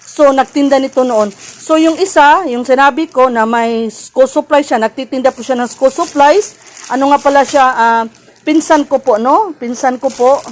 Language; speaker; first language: Filipino; non-native, local second language; Cebuano